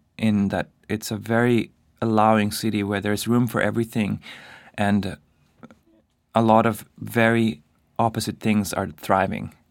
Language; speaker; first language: English; non-native, fluent; Swedish